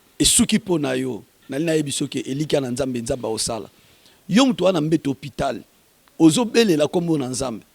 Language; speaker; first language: Lingala; native; Lingala